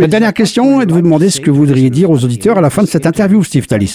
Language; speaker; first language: French; native; French